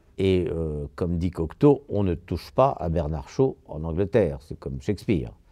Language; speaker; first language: French; native; French